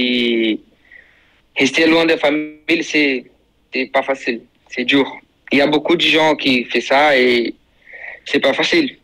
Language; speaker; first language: French; non-native, learner; Portuguese